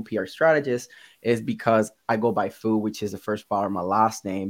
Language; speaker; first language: English; non-native, fluent; Spanish